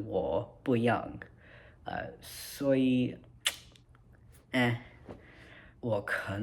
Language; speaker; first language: Chinese; non-native, learner; English